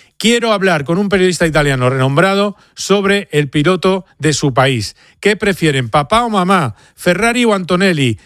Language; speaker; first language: Spanish; native; Spanish